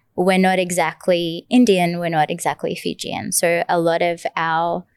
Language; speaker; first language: English; early bilingual, other home language; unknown